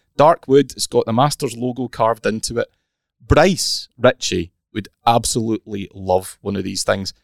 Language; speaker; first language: English; native; English